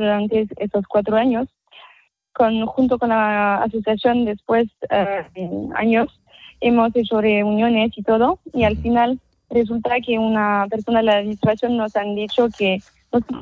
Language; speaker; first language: Spanish; non-native, fluent; French